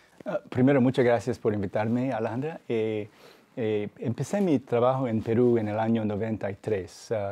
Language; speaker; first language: Spanish; non-native, fluent; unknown